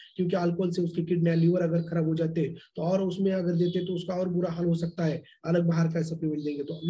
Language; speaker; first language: Hindi; non-native, local second language; Marathi